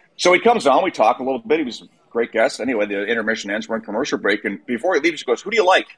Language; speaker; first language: English; native; English